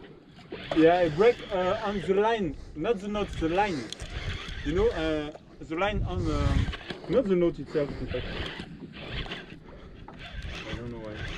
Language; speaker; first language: English; non-native, learner; French